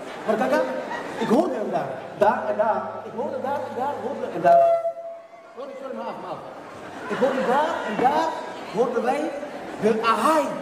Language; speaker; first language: Dutch; early bilingual, other home language; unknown